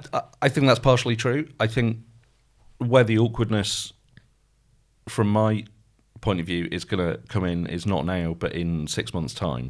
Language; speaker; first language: English; native; English